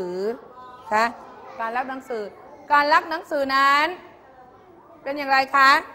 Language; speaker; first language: Thai; native; Thai